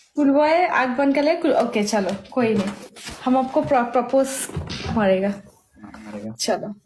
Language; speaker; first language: Hindi; non-native, local second language; Bangla